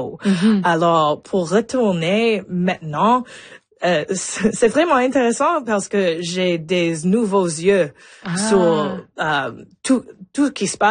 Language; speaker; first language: French; non-native, local second language; English